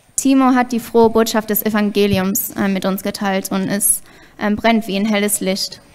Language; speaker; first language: German; native; German